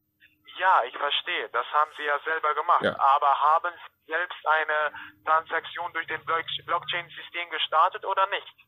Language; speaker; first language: German; non-native, fluent; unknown